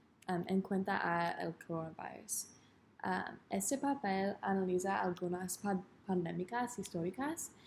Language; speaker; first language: Spanish; non-native, learner; English